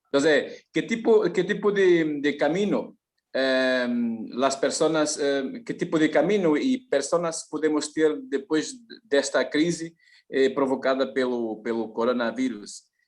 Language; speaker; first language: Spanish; non-native, learner; Portuguese